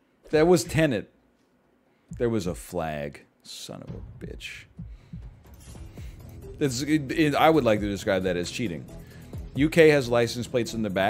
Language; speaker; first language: English; native; English